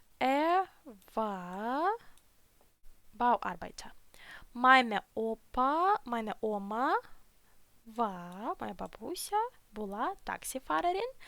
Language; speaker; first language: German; non-native, fluent; Ukrainian